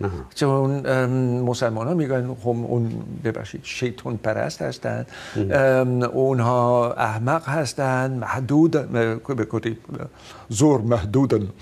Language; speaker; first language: Persian; non-native, fluent; Dutch